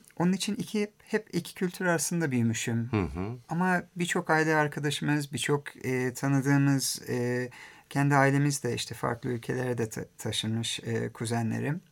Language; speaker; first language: Turkish; early bilingual, heritage; Turkish